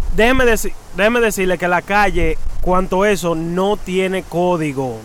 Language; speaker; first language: Spanish; early bilingual, heritage; Spanish